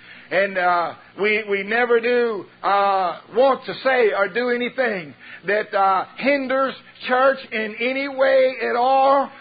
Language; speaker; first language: English; native; English